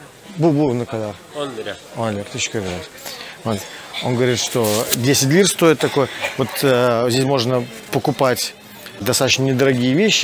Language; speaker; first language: Russian; native; Russian